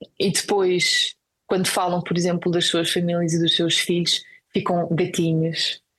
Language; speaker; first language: Portuguese; early bilingual, other home language; Ukrainian